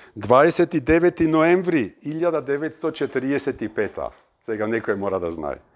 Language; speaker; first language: Macedonian; non-native, fluent; German